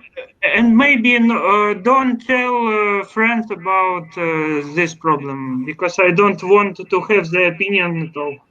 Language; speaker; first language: English; non-native, learner; Russian